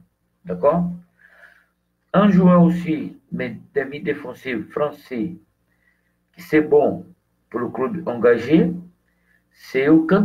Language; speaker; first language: French; non-native, fluent; Portuguese